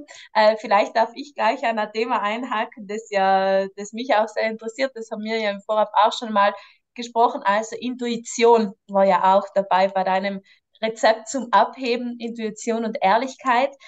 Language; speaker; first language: German; native; German